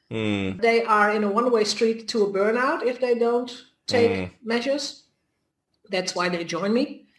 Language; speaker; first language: English; non-native, fluent; Dutch